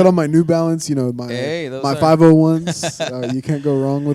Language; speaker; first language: English; native; English